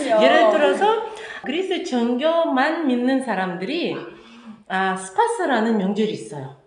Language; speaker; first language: Korean; non-native, fluent; Russian